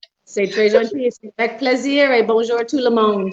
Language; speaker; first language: French; non-native, local second language; English